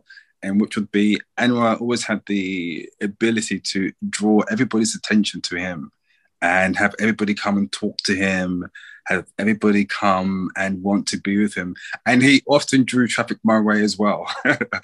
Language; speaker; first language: English; native; English